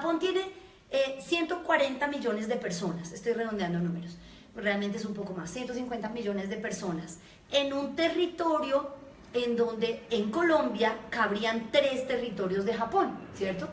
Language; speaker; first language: Spanish; native; Spanish